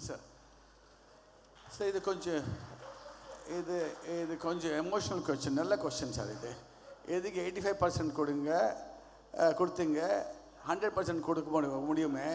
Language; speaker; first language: Tamil; non-native, learner; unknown